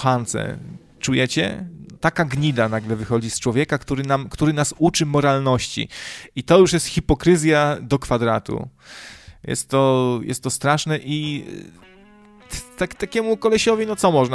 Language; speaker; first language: Polish; native; Polish